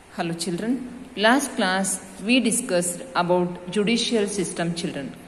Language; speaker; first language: English; non-native, local second language; Kannada